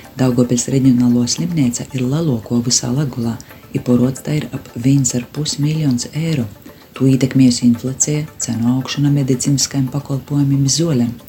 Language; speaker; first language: Latvian; native; Latvian